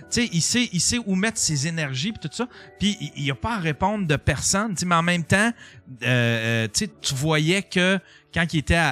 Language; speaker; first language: French; native; French